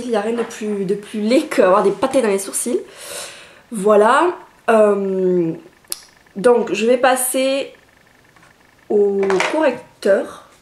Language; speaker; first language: French; native; French